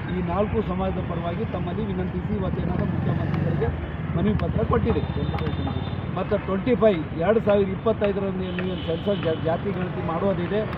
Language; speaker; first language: Kannada; non-native, local second language; Lambadi